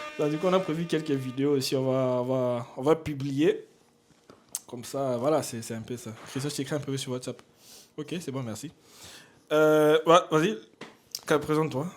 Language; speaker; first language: French; non-native, local second language; Lingala